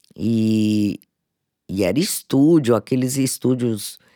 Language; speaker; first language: Portuguese; native; Portuguese